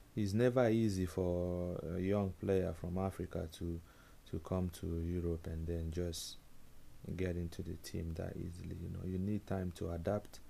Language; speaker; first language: English; non-native, local second language; Igbo